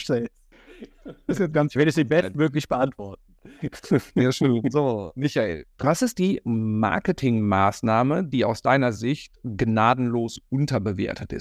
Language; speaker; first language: German; native; German